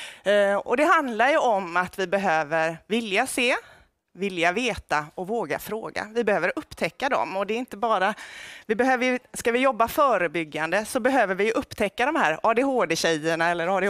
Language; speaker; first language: Swedish; native; Swedish